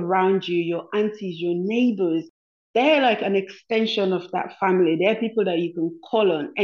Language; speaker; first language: English; non-native, local second language; Krio